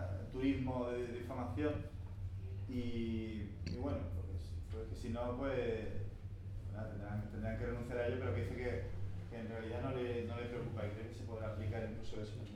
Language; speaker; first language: Spanish; native; Spanish